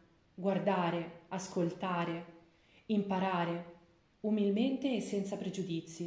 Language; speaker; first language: Italian; native; Italian